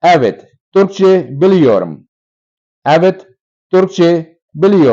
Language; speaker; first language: Turkish; non-native, learner; Urdu